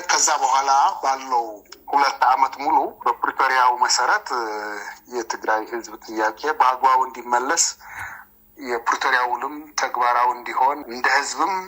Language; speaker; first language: Amharic; non-native, local second language; Tigrinya